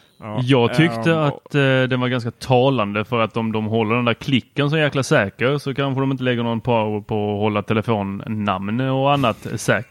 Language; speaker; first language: Swedish; native; Swedish